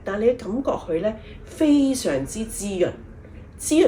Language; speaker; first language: Cantonese; native; Cantonese